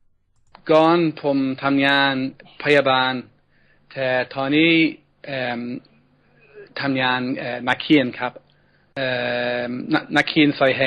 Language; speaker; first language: Thai; non-native, learner; English